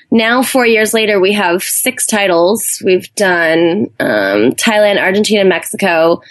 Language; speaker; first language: English; native; English